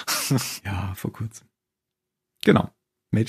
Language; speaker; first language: German; native; German